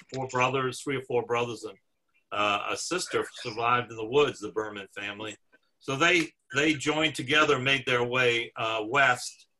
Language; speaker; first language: English; native; English